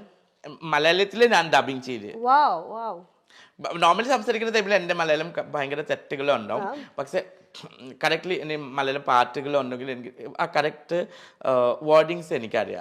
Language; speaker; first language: Malayalam; non-native, fluent; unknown